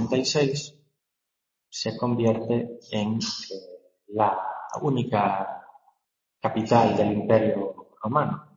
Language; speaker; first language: Spanish; native; Spanish